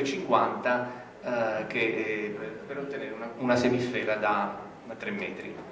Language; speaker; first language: Italian; native; Italian